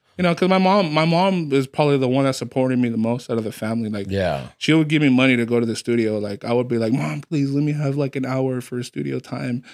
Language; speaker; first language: English; native; English